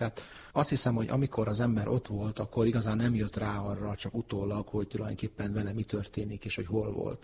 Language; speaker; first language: Hungarian; early bilingual, heritage; Hungarian